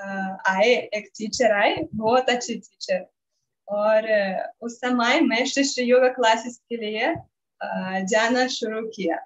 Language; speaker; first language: Hindi; non-native, learner; Russian